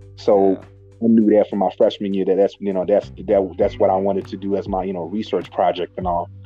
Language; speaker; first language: English; non-native, local second language; Shona